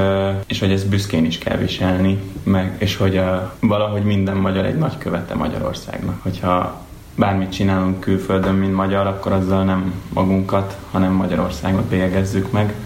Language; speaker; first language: Hungarian; native; Hungarian